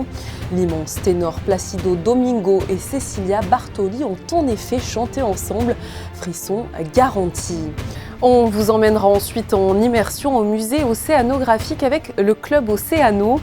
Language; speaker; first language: French; native; French